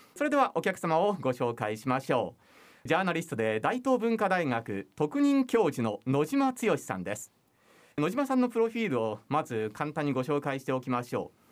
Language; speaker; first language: Japanese; native; Japanese